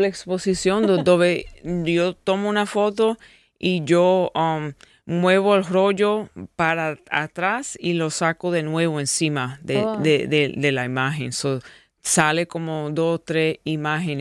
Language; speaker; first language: Spanish; early bilingual, heritage; English